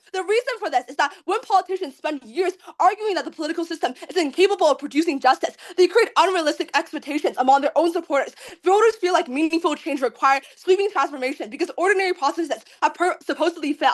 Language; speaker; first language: English; non-native, fluent; Chinese